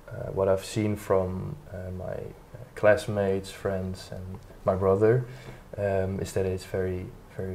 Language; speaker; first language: English; non-native, fluent; Dutch